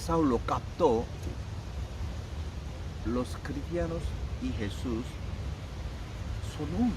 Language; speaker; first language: Spanish; non-native, learner; Korean